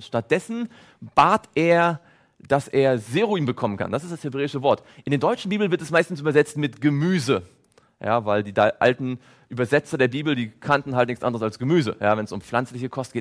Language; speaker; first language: German; native; German